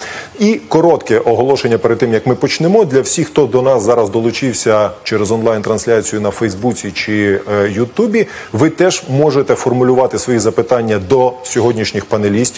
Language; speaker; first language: Ukrainian; native; Ukrainian